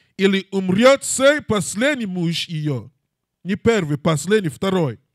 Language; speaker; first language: Russian; non-native, learner; English